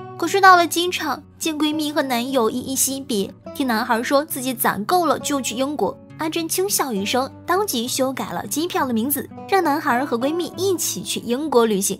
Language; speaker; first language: Chinese; native; Chinese